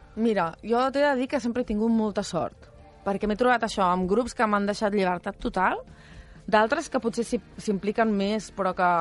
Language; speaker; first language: Catalan; native; Catalan